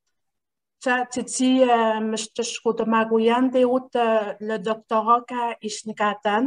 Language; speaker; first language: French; non-native, local second language; Innu-aimun